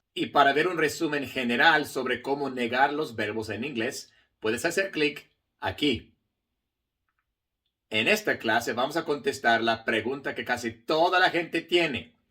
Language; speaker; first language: Spanish; non-native, fluent; English